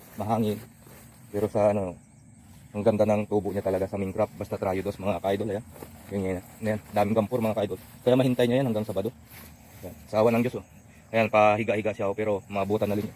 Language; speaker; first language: Filipino; non-native, local second language; Iloko